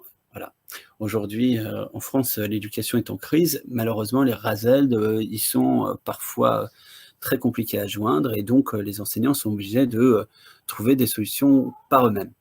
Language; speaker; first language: French; native; French